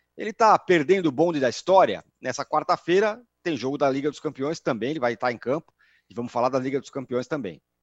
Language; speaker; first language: Portuguese; native; Portuguese